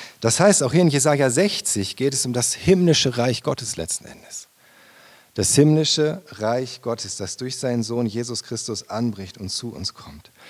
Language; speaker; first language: German; native; German